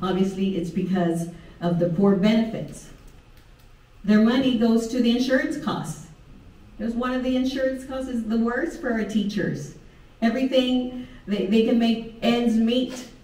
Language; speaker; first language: English; early bilingual, other home language; Spanish